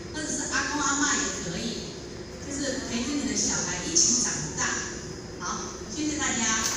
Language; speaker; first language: Chinese; native; Chinese